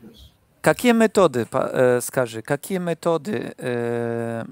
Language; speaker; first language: Russian; non-native, learner; Polish